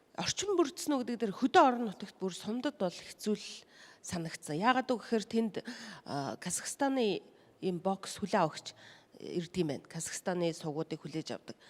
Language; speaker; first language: Mongolian; non-native, local second language; Kazakh